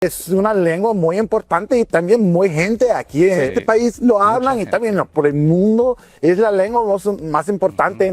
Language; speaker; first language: Spanish; non-native, learner; English